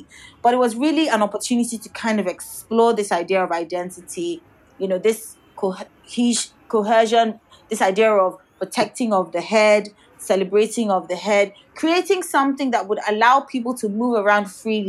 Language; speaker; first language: English; non-native, local second language; Yoruba